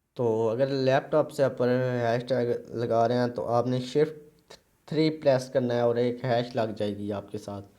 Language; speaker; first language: Urdu; non-native, local second language; Punjabi